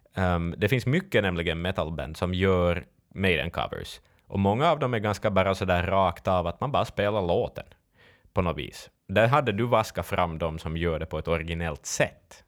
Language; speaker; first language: Swedish; native; Swedish